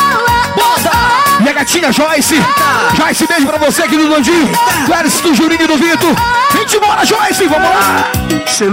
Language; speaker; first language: Portuguese; native; Portuguese